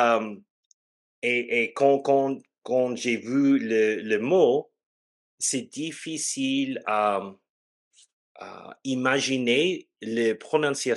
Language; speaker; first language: French; non-native, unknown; English